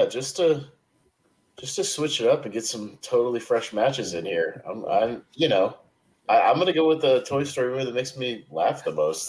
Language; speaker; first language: English; native; English